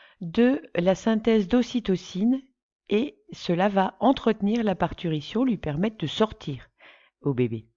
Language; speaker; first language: French; native; French